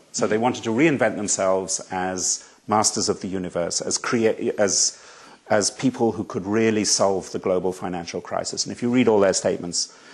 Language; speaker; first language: English; native; English